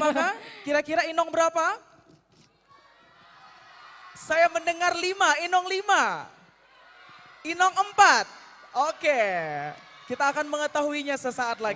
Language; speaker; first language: Indonesian; native; Indonesian